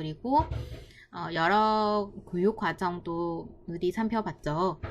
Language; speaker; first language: Korean; non-native, fluent; Vietnamese